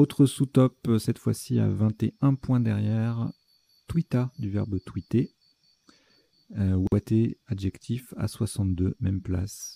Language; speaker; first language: French; native; French